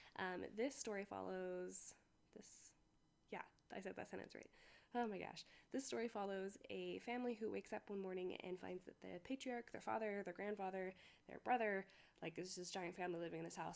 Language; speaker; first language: English; native; English